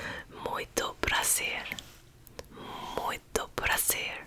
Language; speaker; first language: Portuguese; non-native, learner; English